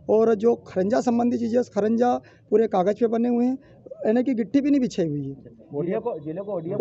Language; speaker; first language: Hindi; native; Hindi